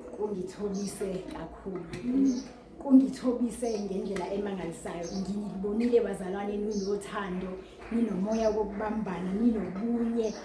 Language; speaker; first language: Zulu; native; Zulu